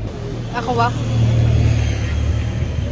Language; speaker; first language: French; non-native, learner; Spanish